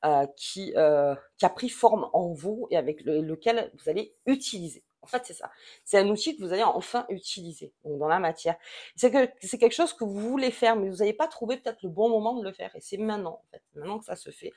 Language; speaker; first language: French; native; French